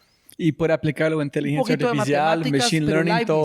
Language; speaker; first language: Spanish; non-native, fluent; English